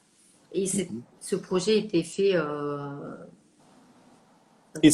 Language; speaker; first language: French; non-native, fluent; Russian